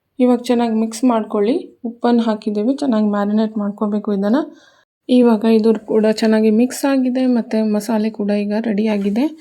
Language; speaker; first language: Kannada; non-native, local second language; Konkani